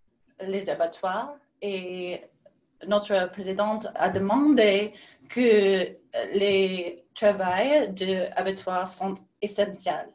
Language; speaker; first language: French; non-native, learner; English